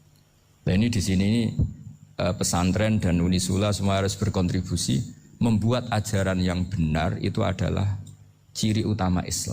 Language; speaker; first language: Indonesian; non-native, local second language; Javanese